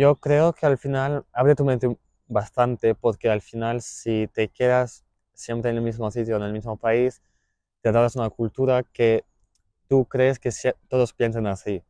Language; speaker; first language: Spanish; non-native, fluent; German